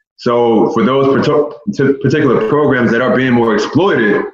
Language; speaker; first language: English; native; English